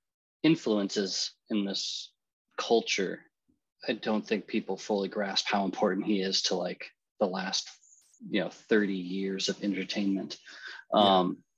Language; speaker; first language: English; native; English